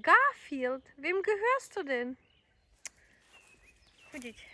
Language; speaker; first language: German; non-native, fluent; Ukrainian